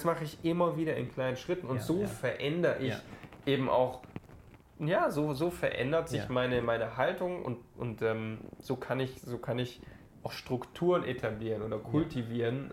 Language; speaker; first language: German; native; German